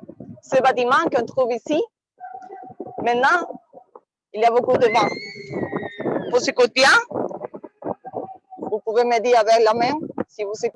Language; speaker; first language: French; non-native, fluent; Spanish